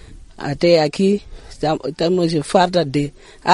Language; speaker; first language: Portuguese; non-native, local second language; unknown